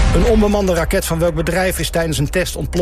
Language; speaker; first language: Dutch; native; Dutch